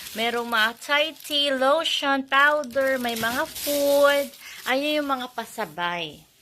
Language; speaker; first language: Filipino; non-native, local second language; Cebuano